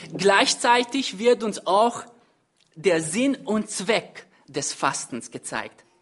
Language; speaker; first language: German; non-native, fluent; Hungarian